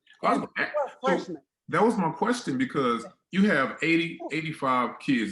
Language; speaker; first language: English; native; English